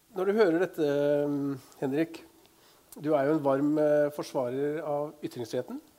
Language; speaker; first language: Norwegian; native; Norwegian